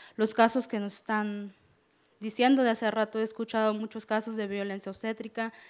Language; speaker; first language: Spanish; non-native, local second language; Tzeltal